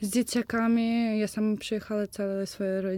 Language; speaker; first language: Polish; non-native, fluent; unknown